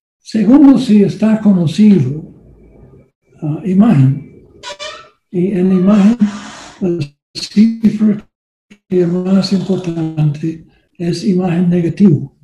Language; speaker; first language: Spanish; non-native, learner; English